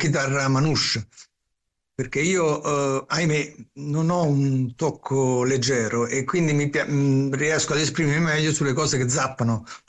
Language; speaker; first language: Italian; native; Italian